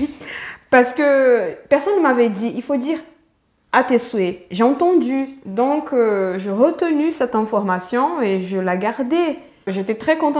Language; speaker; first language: French; non-native, fluent; Portuguese